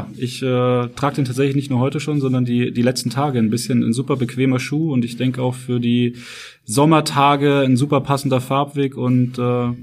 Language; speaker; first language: German; native; German